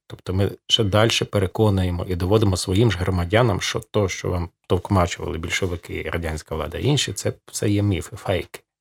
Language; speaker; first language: Ukrainian; native; Ukrainian